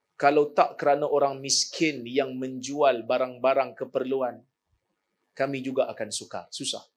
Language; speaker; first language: Malay; native; Malay